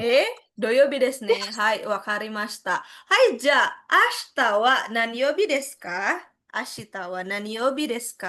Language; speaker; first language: Japanese; non-native, fluent; Indonesian